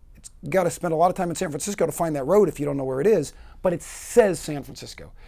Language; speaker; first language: English; native; English